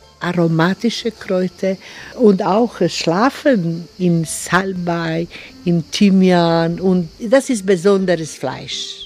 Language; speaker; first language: German; non-native, learner; Croatian